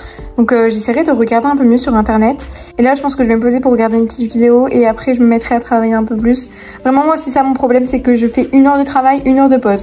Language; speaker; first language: French; native; French